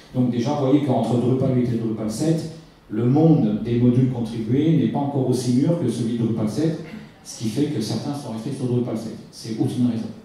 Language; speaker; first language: French; native; French